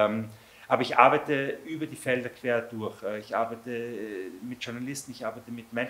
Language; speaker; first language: German; native; German